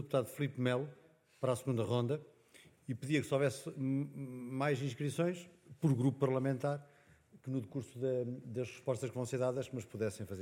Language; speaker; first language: Portuguese; native; Portuguese